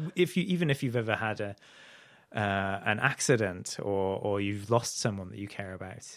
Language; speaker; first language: English; native; English